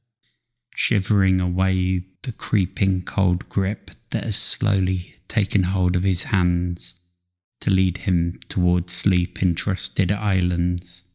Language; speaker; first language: English; native; English